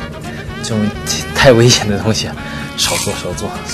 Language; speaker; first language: Chinese; native; Chinese